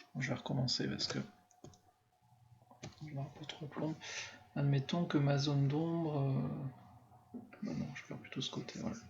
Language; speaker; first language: French; native; French